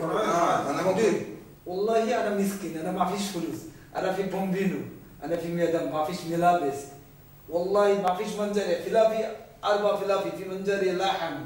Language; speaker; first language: Arabic; non-native, learner; Bangla